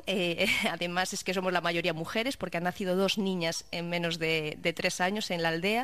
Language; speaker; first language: Spanish; native; Spanish